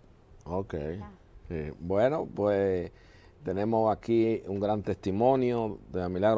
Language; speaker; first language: Spanish; native; Spanish